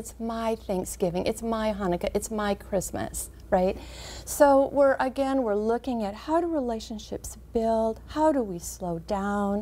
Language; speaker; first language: English; native; English